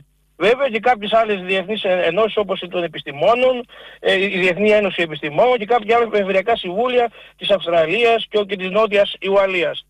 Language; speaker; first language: Greek; native; Greek